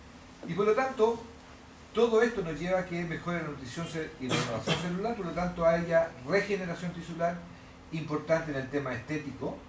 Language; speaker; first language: Spanish; native; Spanish